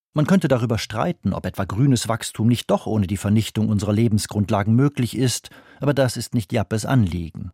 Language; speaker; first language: German; native; German